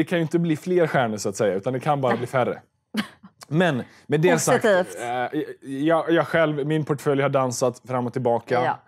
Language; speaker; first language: Swedish; native; Swedish